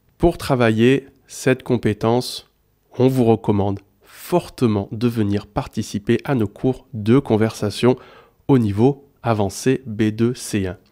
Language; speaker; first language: French; native; French